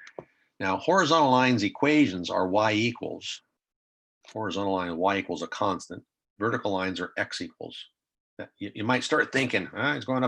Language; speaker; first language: English; native; English